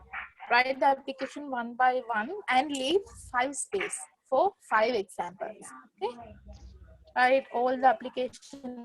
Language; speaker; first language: English; non-native, local second language; Sinhala